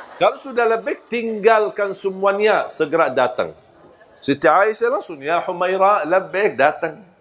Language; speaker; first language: Malay; non-native, fluent; Arabic